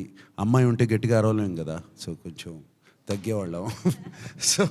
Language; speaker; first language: Telugu; native; Telugu